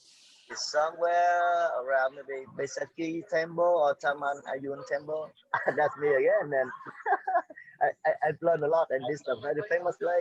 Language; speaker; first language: English; non-native, fluent; Vietnamese